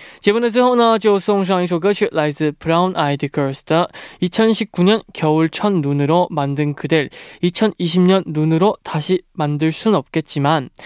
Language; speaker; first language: Chinese; native; Chinese